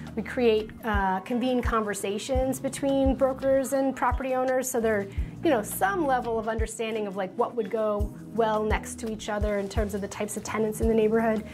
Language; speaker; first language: English; native; English